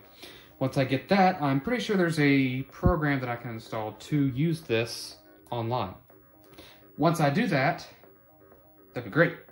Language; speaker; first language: English; native; English